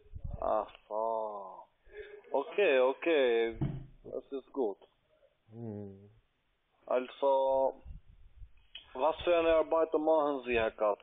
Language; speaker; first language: German; non-native, learner; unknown